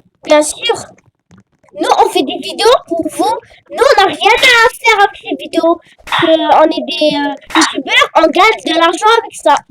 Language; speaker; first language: French; native; French